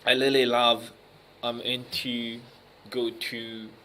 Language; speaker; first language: English; non-native, learner; Japanese